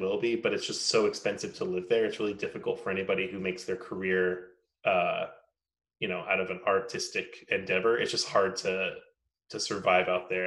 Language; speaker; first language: English; native; English